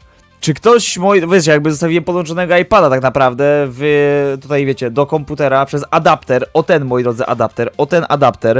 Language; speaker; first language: Polish; native; Polish